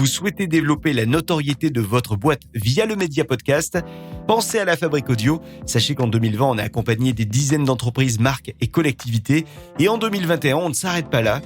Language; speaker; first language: French; native; French